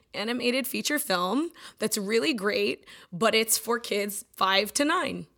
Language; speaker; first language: English; native; English